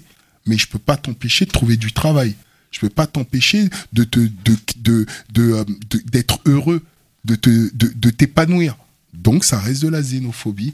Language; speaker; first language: French; early bilingual, other home language; Wolof